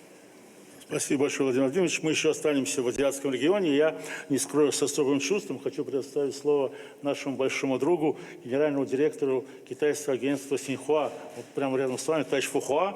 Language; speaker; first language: Russian; native; Russian